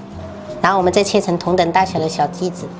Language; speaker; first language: Chinese; native; Chinese